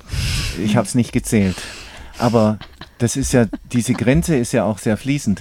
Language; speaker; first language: German; native; German